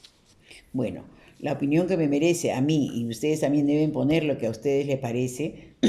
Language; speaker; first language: Spanish; native; Spanish